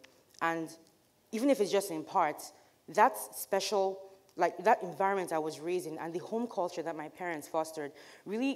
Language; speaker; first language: English; non-native, local second language; Igbo